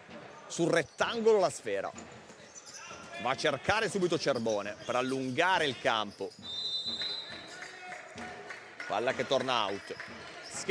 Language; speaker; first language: Italian; native; Italian